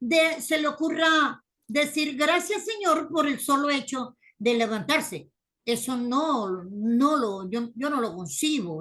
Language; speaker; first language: Spanish; native; Spanish